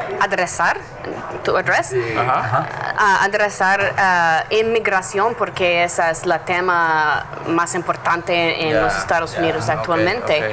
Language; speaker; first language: Spanish; non-native, learner; English